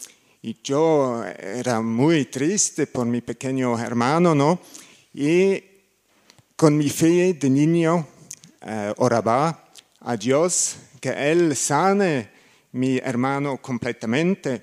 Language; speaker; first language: Spanish; non-native, learner; German